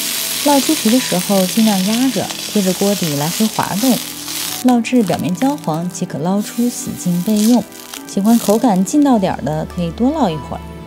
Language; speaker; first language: Chinese; native; Chinese